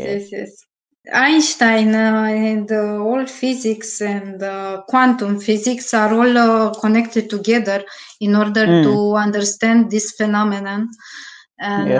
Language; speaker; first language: English; non-native, learner; Romanian